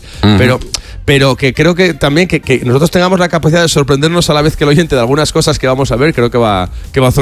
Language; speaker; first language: Spanish; native; Spanish